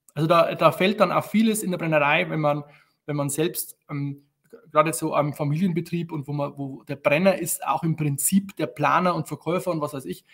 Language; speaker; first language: German; native; German